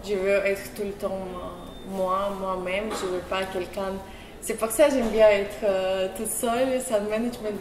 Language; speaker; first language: French; non-native, learner; Russian